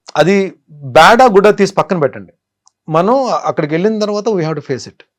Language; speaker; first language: Telugu; native; Telugu